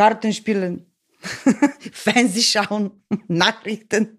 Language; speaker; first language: German; non-native, learner; Bulgarian